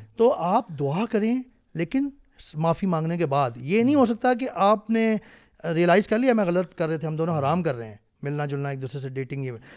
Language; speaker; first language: Urdu; native; Urdu